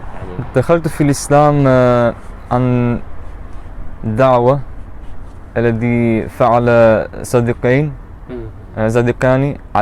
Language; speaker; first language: Arabic; non-native, learner; German